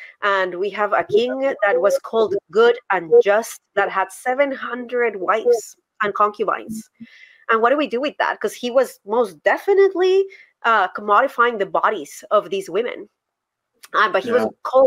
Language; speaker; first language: English; non-native, fluent; Spanish